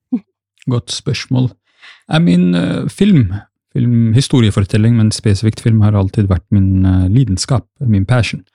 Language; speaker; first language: Norwegian; early bilingual, other home language; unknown